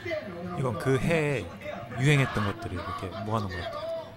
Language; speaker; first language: Korean; native; Korean